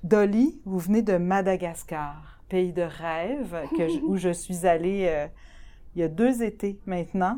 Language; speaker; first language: French; native; French